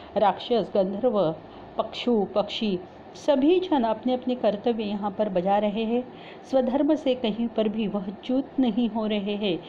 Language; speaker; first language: Hindi; non-native, local second language; Marathi